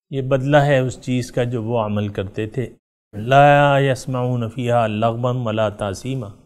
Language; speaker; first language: Urdu; native; Urdu